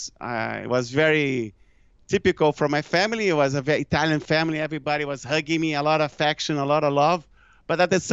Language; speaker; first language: English; non-native, fluent; Portuguese